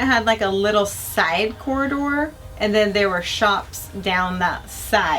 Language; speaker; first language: English; native; English